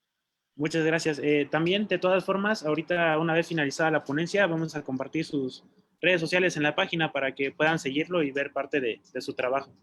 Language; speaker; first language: Spanish; native; Spanish